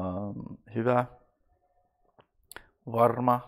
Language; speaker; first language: Finnish; non-native, learner; English